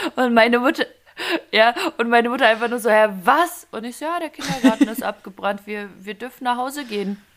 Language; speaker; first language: German; early bilingual, other home language; Ukrainian